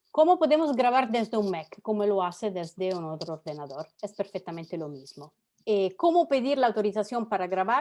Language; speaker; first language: Spanish; non-native, fluent; Italian